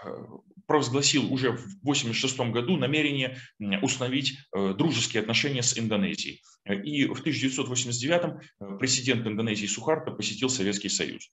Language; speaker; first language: Russian; native; Russian